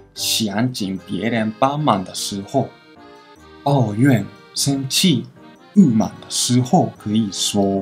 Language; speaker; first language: Chinese; non-native, fluent; Japanese